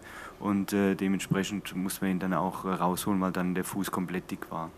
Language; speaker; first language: German; native; German